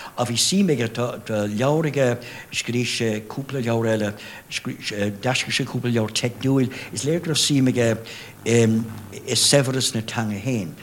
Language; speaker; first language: Irish; non-native, local second language; English